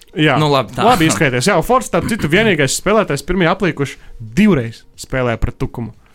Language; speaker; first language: Latvian; non-native, local second language; Russian